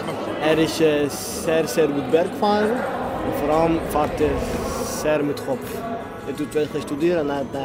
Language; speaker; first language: German; non-native, learner; Tigrinya